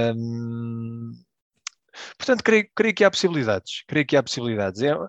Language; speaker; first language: Portuguese; early bilingual, heritage; Portuguese